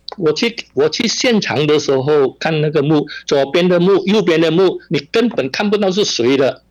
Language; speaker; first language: Chinese; non-native, local second language; Min Nan Chinese